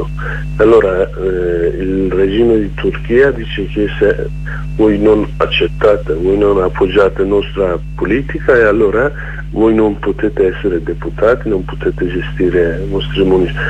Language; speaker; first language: Italian; non-native, learner; Kurdish